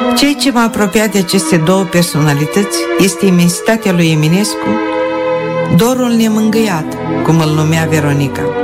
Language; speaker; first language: Romanian; non-native, local second language; Russian